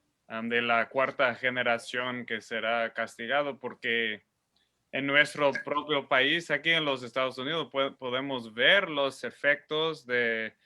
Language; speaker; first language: Spanish; non-native, fluent; English